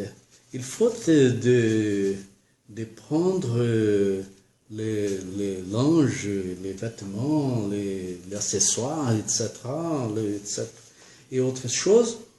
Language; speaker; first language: French; non-native, learner; Portuguese